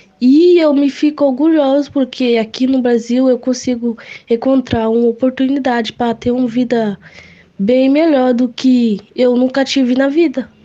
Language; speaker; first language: Portuguese; non-native, learner; Haitian Creole